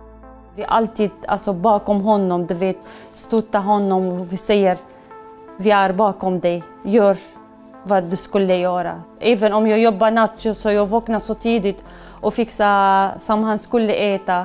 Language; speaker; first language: Swedish; non-native, learner; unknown